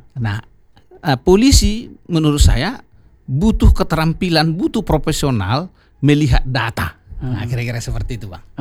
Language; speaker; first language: Indonesian; non-native, local second language; Batak Toba